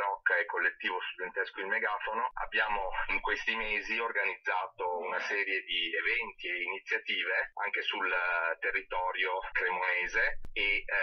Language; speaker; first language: Italian; native; Italian